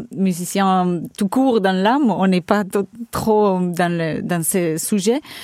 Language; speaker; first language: French; non-native, fluent; Portuguese